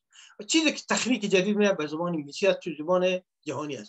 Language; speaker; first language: Persian; native; Persian